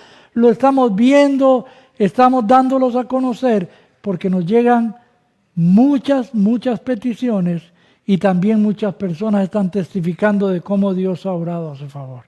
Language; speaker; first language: Spanish; native; Spanish